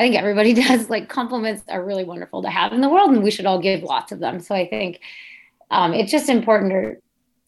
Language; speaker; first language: English; native; English